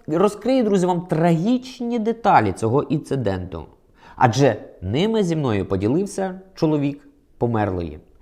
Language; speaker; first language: Ukrainian; native; Ukrainian